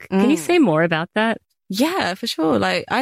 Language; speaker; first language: English; native; English